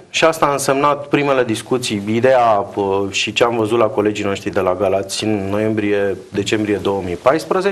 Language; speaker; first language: Romanian; native; Romanian